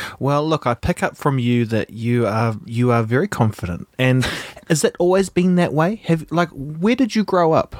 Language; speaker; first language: English; native; English